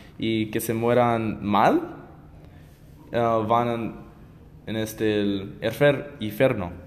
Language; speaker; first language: Spanish; non-native, learner; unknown